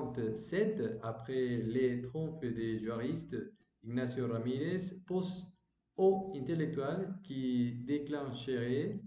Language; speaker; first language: French; non-native, learner; Spanish